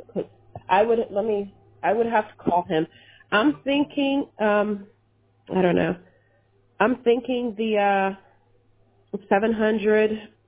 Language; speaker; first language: English; early bilingual, other home language; Spanish